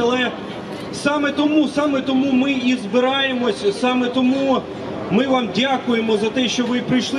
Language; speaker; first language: Ukrainian; native; Ukrainian